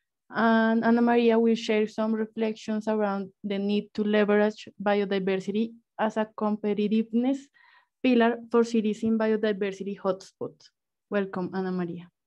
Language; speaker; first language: English; non-native, fluent; Spanish